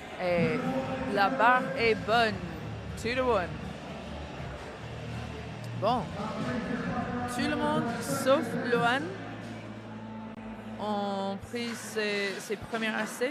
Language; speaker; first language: French; non-native, learner; English